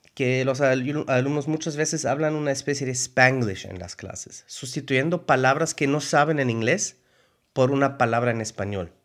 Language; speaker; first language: Spanish; non-native, fluent; German